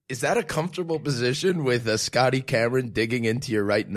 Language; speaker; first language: English; native; English